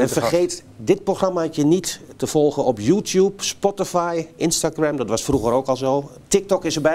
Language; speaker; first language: Dutch; native; Dutch